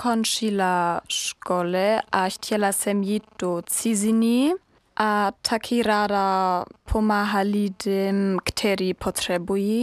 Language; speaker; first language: Czech; non-native, learner; German